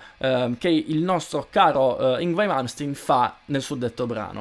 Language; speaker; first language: Italian; native; Italian